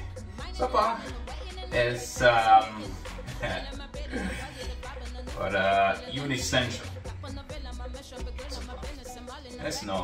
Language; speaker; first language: Spanish; non-native, learner; English